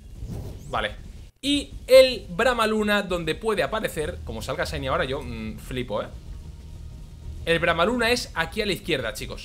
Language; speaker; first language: Spanish; native; Spanish